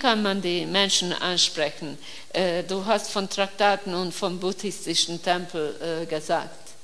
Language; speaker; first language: German; non-native, fluent; Hungarian